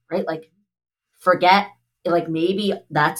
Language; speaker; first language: English; native; English